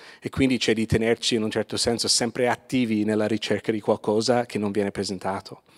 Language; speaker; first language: Italian; non-native, fluent; English